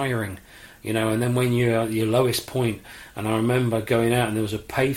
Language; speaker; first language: English; native; English